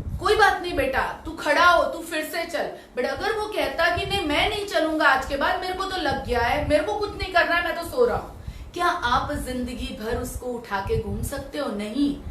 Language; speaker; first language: Hindi; non-native, local second language; Gujarati